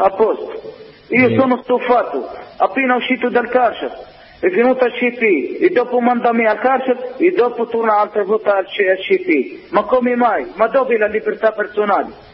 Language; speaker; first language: Italian; non-native, learner; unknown